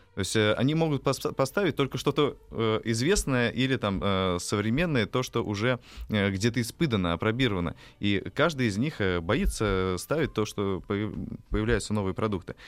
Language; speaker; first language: Russian; native; Russian